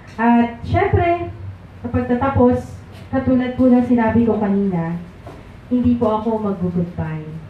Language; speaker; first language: Filipino; non-native, local second language; Pangasinan